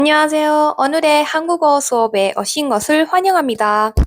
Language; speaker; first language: Korean; non-native, fluent; Spanish